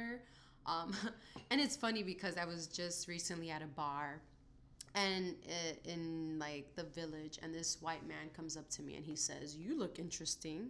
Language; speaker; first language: English; native; English